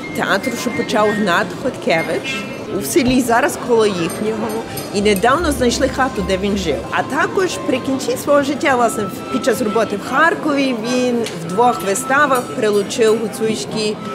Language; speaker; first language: Ukrainian; early bilingual, heritage; English